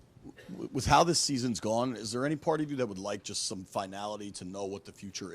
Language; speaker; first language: English; native; English